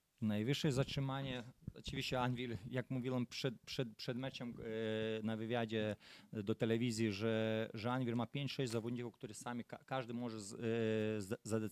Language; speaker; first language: Polish; non-native, fluent; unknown